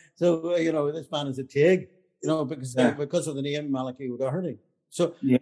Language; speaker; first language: English; native; English